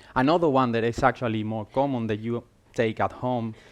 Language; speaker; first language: English; non-native, fluent; Spanish